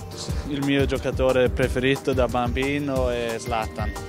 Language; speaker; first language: Italian; non-native, learner; Swedish